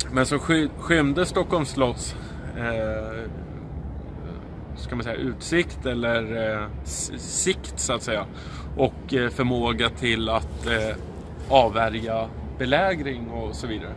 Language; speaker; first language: Swedish; native; Swedish